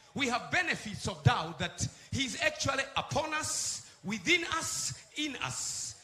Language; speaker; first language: English; non-native, local second language; Swahili